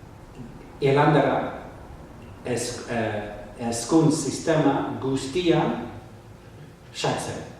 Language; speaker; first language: Basque; non-native, learner; English